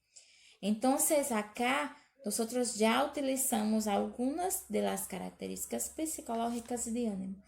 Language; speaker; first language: Spanish; non-native, learner; Portuguese